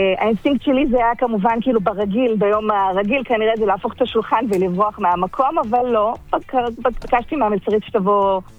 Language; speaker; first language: Hebrew; non-native, fluent; Turkish